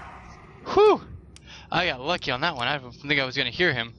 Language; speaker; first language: English; native; English